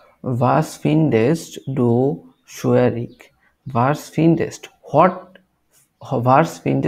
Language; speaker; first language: German; non-native, learner; Bangla